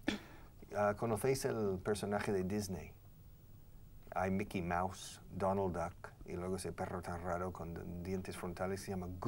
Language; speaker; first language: Spanish; non-native, fluent; English